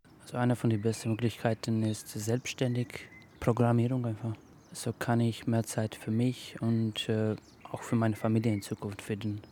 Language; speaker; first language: German; non-native, fluent; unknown